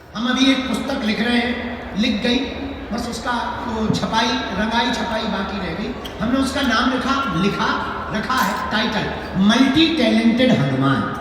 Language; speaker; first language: Hindi; native; Hindi